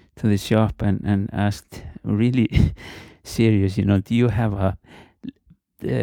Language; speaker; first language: English; non-native, fluent; Icelandic